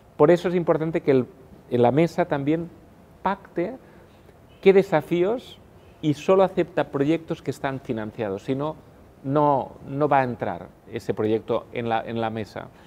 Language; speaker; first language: Spanish; non-native, local second language; Catalan